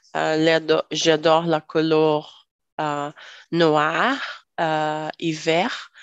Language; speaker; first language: French; non-native, learner; Portuguese